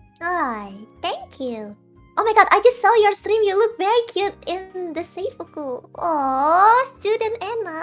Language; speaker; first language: English; non-native, fluent; Indonesian